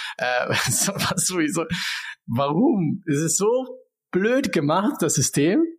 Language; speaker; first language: German; early bilingual, other home language; Spanish